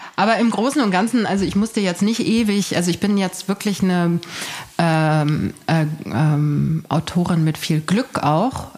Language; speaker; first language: German; early bilingual, other home language; Persian